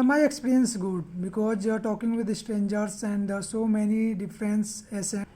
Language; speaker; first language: English; non-native, learner; Hindi